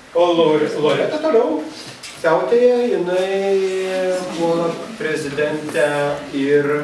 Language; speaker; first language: Lithuanian; native; Lithuanian